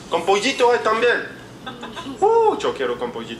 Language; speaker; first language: Spanish; non-native, learner; English